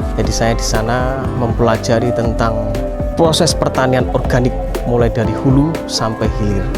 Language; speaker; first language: Indonesian; non-native, local second language; Javanese